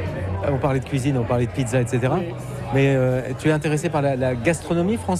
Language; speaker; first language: French; native; French